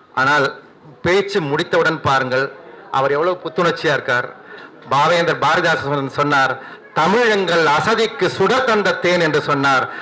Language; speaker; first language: Tamil; native; Tamil